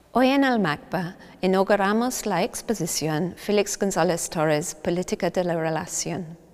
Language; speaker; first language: Spanish; non-native, learner; English